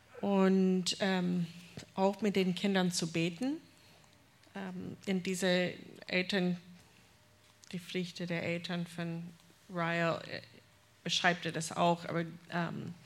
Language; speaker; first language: German; non-native, fluent; English